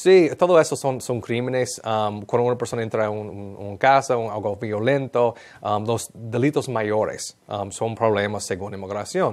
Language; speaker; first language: Spanish; non-native, fluent; English